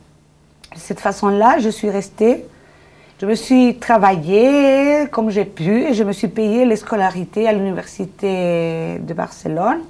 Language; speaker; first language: French; non-native, fluent; Spanish